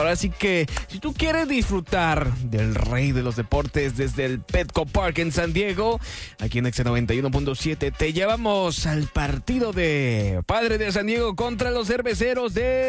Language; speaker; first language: Spanish; native; Spanish